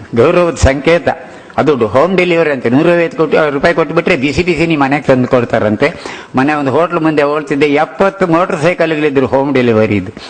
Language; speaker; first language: Kannada; non-native, local second language; Telugu